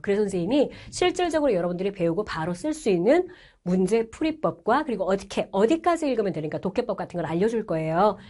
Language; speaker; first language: Korean; native; Korean